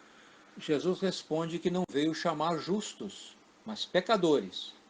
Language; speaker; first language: Portuguese; native; Portuguese